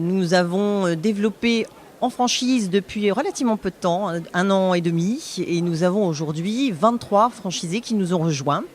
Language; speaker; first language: French; native; French